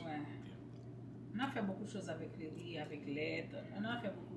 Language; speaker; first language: French; non-native, local second language; Haitian Creole